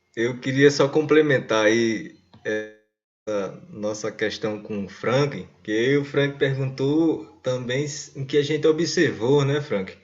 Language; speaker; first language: Portuguese; native; Portuguese